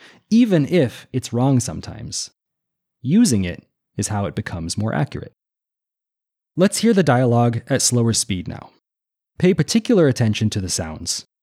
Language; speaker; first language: English; native; English